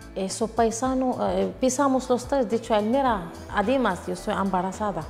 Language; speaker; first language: Spanish; non-native, learner; Arabic